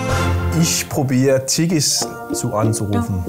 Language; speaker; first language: German; non-native, learner; Danish